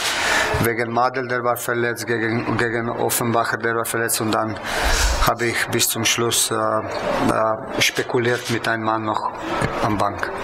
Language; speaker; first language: German; non-native, fluent; Slovenian